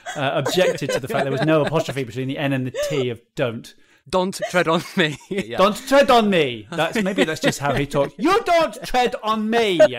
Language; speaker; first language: English; native; English